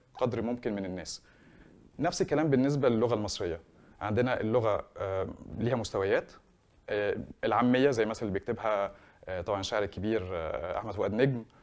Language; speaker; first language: Arabic; native; Arabic